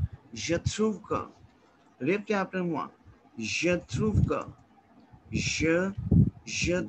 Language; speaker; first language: French; non-native, learner; Hindi